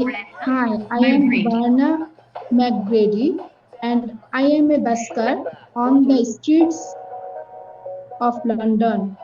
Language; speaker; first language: English; non-native, learner; Bangla